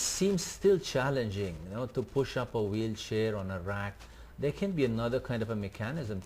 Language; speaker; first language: English; non-native, fluent; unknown